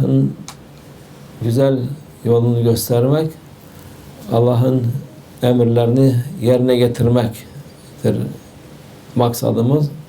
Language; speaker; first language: Turkish; native; Turkish